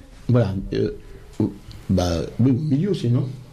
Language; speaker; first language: French; native; French